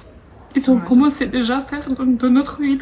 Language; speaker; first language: French; non-native, fluent; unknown